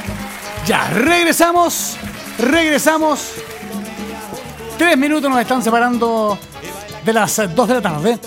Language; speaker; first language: Spanish; native; Spanish